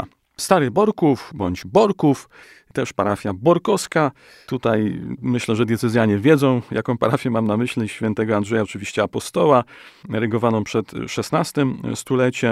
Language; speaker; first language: Polish; native; Polish